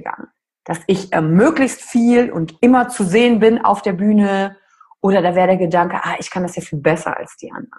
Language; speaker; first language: German; native; German